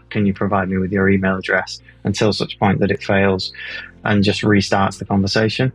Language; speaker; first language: English; native; English